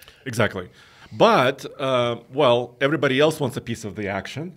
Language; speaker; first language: English; native; English